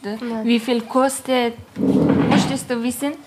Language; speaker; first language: German; non-native, learner; Persian